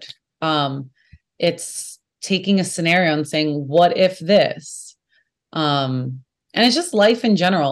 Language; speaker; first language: English; native; English